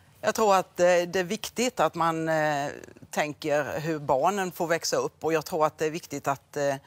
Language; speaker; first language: Swedish; native; Swedish